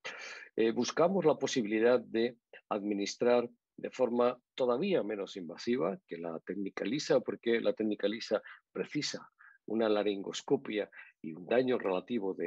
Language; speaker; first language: Spanish; native; Spanish